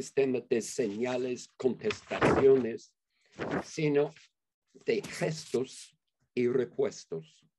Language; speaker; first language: Spanish; non-native, fluent; English